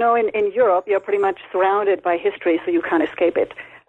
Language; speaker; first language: English; non-native, fluent; Czech